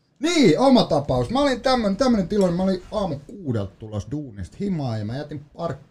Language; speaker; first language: Finnish; native; Finnish